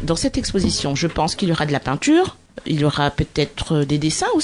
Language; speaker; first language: French; native; French